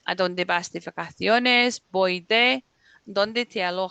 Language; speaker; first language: Spanish; non-native, fluent; English